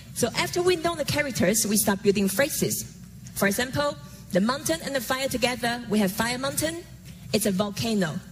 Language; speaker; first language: English; non-native, fluent; Chinese